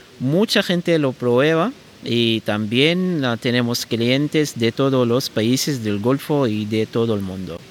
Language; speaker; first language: Spanish; non-native, learner; Arabic